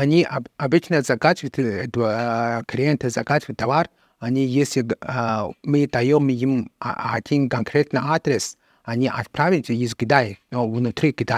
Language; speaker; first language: Russian; non-native, learner; Chinese